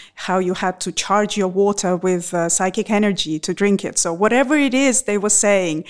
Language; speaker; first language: English; non-native, fluent; Russian